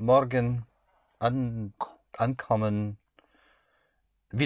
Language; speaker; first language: German; non-native, learner; English